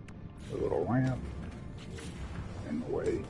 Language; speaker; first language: English; native; English